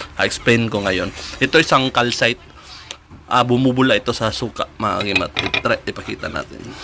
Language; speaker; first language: Filipino; non-native, local second language; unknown